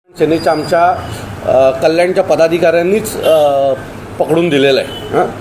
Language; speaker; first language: Marathi; native; Marathi